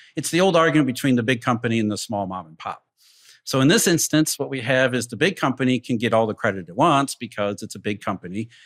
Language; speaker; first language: English; native; English